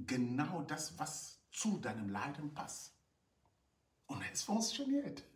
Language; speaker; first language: German; non-native, fluent; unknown